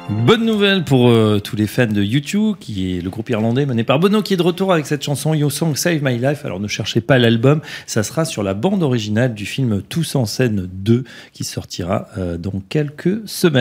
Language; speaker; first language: French; native; French